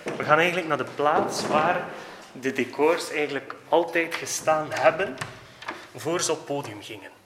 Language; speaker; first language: Dutch; native; Dutch